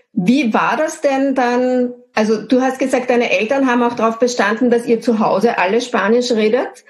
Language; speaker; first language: German; native; German